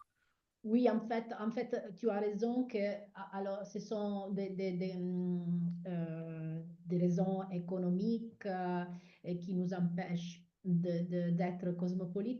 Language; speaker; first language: French; non-native, fluent; Italian